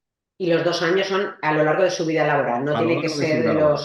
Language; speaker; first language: Spanish; native; Spanish